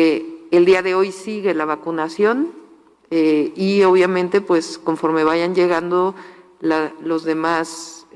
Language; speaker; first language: Spanish; native; Spanish